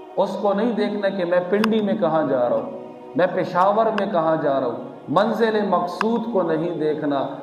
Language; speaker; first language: Urdu; non-native, local second language; Pashto